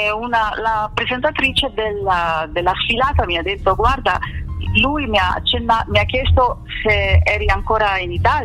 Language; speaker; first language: Italian; non-native, fluent; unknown